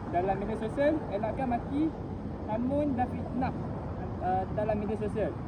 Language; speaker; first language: Malay; native; Malay